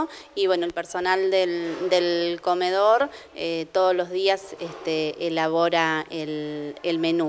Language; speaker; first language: Spanish; native; Spanish